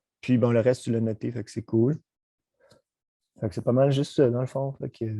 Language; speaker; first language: French; native; French